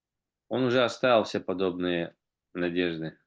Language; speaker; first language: Russian; native; Russian